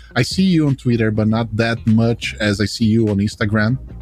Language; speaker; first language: English; non-native, fluent; Portuguese